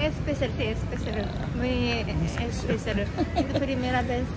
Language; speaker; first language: Spanish; non-native, learner; Japanese